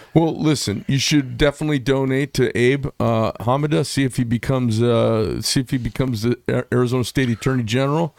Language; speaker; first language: English; native; English